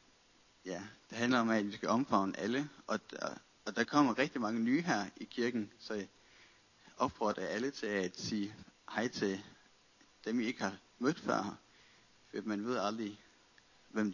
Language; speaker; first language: Danish; native; Danish